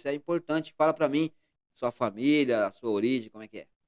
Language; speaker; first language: Portuguese; native; Portuguese